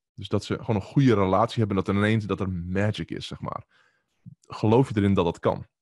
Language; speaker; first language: Dutch; native; Dutch